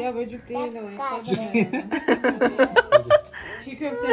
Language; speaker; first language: Turkish; native; Turkish